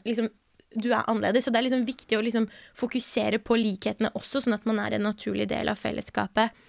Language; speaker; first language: Norwegian; early bilingual, other home language; Persian